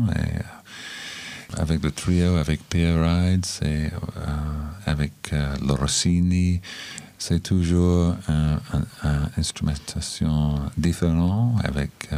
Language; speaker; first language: French; non-native, learner; English